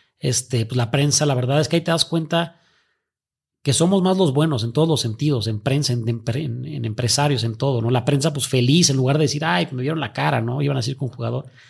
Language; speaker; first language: Spanish; native; Spanish